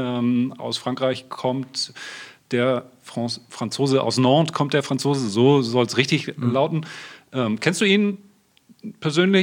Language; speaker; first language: German; native; German